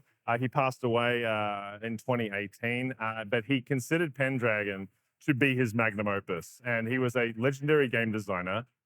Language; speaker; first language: English; native; English